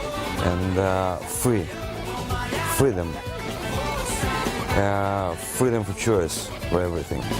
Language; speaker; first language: English; non-native, learner; Russian